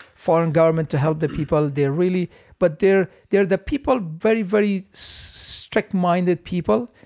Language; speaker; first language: English; non-native, fluent; Persian